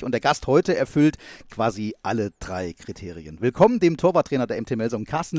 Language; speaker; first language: German; native; German